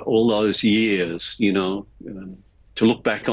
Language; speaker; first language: English; native; English